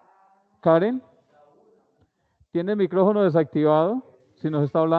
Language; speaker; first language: Spanish; native; Spanish